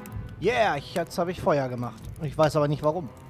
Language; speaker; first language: German; native; German